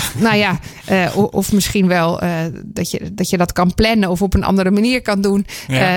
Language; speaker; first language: Dutch; native; Dutch